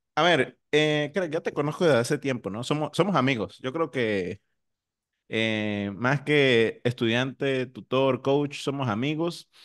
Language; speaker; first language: Spanish; native; Spanish